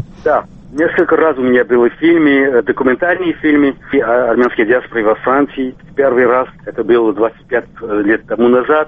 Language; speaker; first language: Russian; non-native, local second language; Armenian